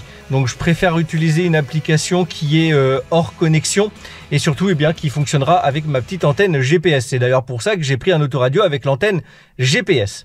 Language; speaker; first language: French; native; French